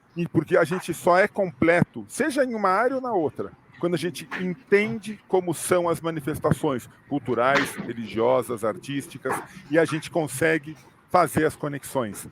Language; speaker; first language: Portuguese; native; Portuguese